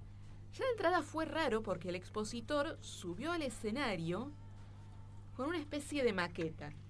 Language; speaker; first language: Spanish; native; Spanish